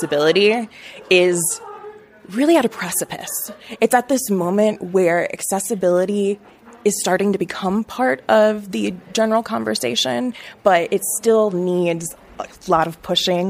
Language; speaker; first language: English; native; English